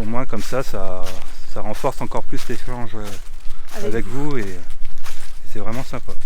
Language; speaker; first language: French; native; French